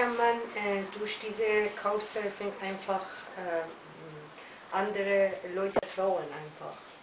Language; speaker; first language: German; non-native, learner; Persian